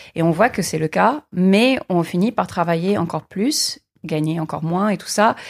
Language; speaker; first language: French; non-native, fluent; English